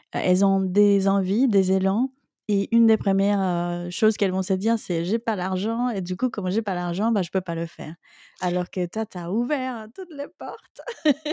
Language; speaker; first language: French; native; French